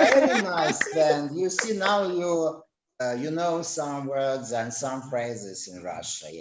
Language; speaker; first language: English; non-native, learner; Russian